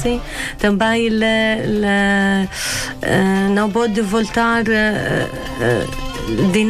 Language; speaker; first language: Portuguese; non-native, learner; Arabic